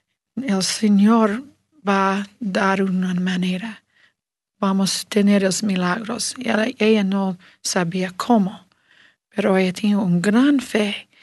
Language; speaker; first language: Spanish; non-native, learner; English